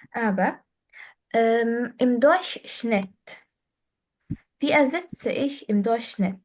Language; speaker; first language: German; non-native, fluent; Arabic